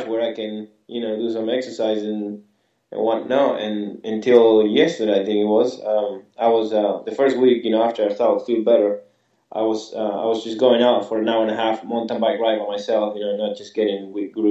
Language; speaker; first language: English; non-native, fluent; Spanish